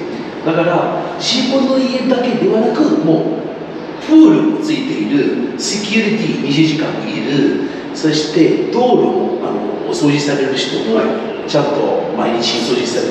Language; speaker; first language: Japanese; non-native, learner; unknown